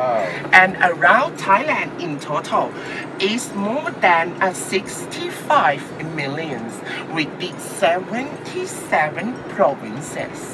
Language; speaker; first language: English; non-native, learner; Thai